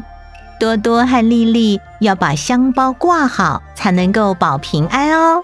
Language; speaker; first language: Chinese; native; Chinese